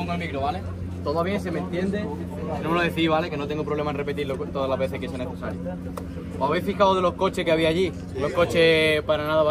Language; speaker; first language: Spanish; native; Spanish